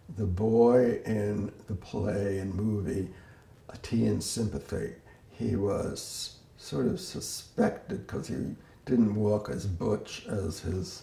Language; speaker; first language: English; native; English